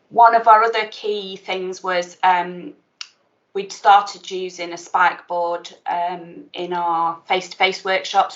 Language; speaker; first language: English; native; English